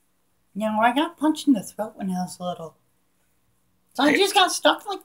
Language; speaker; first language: English; native; English